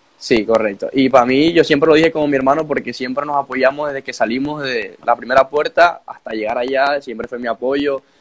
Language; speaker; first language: Spanish; native; Spanish